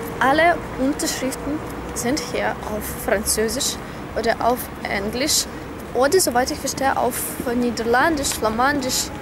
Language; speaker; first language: German; non-native, learner; Russian